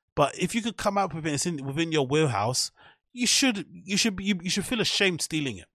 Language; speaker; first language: English; native; English